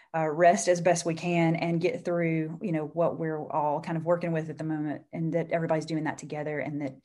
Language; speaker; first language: English; native; English